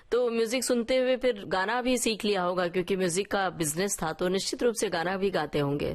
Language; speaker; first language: Hindi; native; Hindi